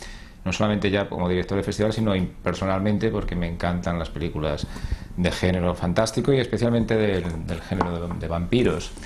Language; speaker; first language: Spanish; native; Spanish